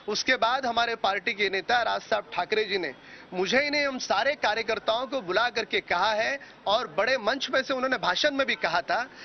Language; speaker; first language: Hindi; non-native, local second language; Marathi